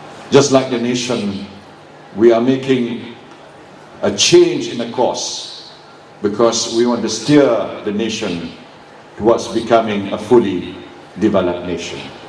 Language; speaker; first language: English; non-native, local second language; Malay